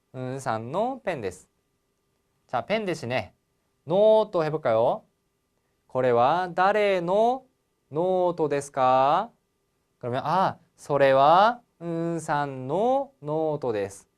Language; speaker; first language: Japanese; non-native, fluent; Korean